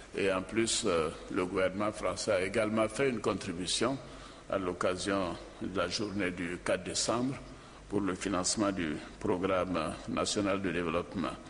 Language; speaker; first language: French; non-native, local second language; Dyula